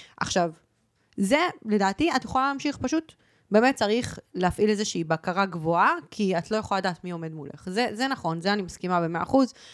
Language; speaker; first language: Hebrew; early bilingual, other home language; Spanish